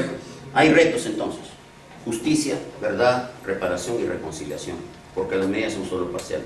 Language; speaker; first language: Spanish; native; Spanish